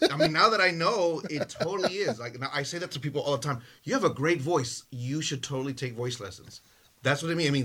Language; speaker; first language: English; early bilingual, other home language; Spanish